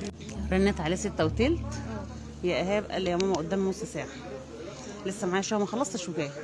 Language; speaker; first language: Arabic; native; Arabic